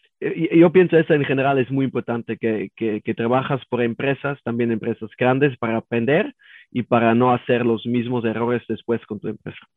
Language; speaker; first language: Spanish; non-native, learner; German